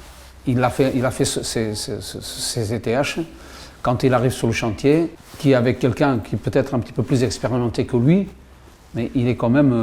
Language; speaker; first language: French; native; French